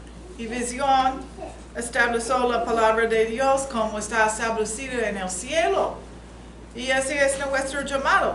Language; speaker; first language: Spanish; non-native, fluent; English